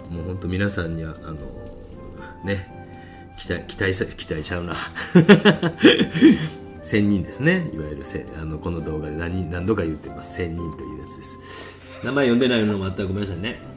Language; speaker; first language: Japanese; native; Japanese